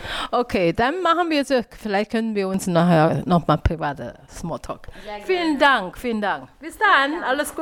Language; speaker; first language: German; non-native, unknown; Chinese